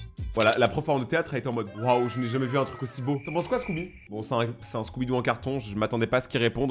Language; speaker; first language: French; native; French